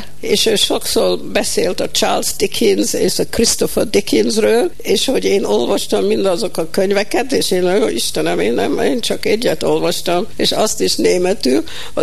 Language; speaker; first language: Hungarian; early bilingual, heritage; Hungarian